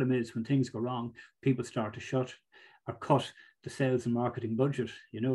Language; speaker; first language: English; native; English